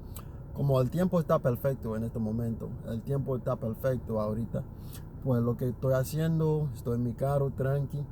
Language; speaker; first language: Spanish; non-native, learner; Haitian Creole